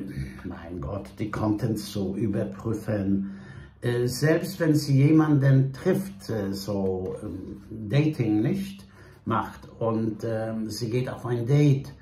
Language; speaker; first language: German; non-native, fluent; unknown